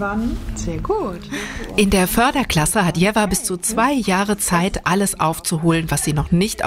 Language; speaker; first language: German; native; German